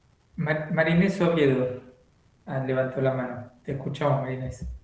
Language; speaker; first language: Spanish; native; Spanish